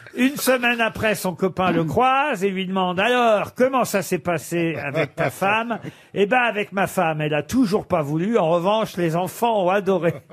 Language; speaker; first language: French; native; French